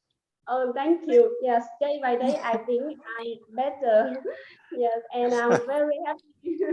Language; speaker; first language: English; non-native, learner; Vietnamese